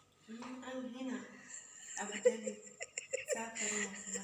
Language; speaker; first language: Arabic; non-native, learner; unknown